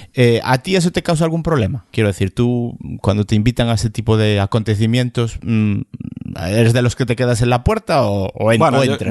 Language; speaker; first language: Spanish; native; Spanish